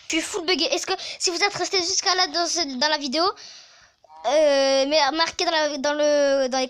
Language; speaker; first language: French; native; French